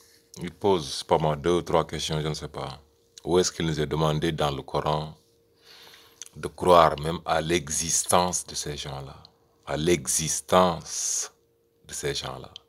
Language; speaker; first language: French; native; French